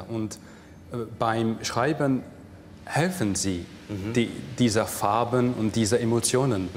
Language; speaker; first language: German; non-native, fluent; English